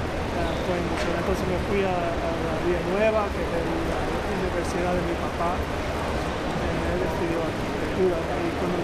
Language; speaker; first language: Spanish; early bilingual, heritage; Spanish